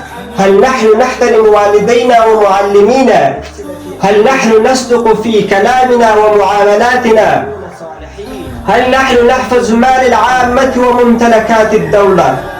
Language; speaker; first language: Arabic; non-native, learner; Urdu